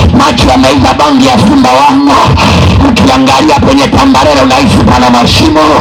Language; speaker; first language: Swahili; native; Swahili